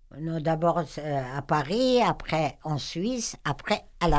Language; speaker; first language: French; non-native, fluent; Persian